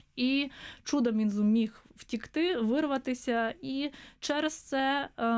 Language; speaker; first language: Ukrainian; native; Ukrainian